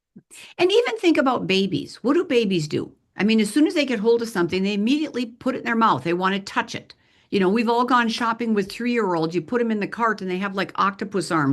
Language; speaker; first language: English; native; English